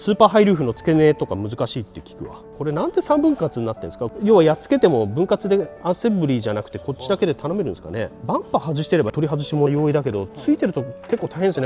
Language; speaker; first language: Japanese; native; Japanese